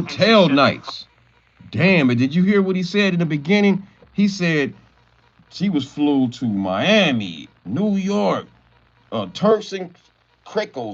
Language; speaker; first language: English; native; English